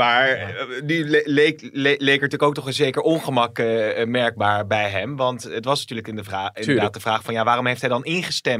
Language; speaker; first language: Dutch; native; Dutch